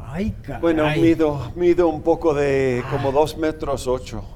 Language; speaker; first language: Spanish; non-native, fluent; English